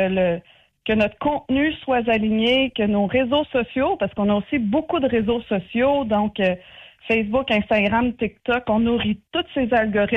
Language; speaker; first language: French; native; French